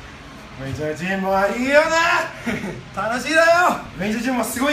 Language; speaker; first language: Japanese; non-native, learner; English